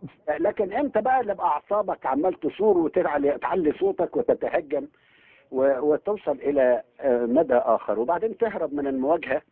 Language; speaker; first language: Arabic; native; Arabic